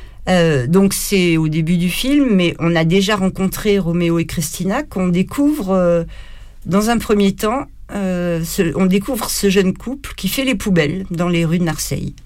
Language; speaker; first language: French; native; French